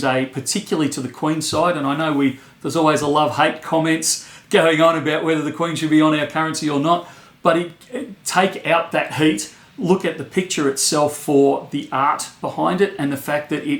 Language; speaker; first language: English; native; English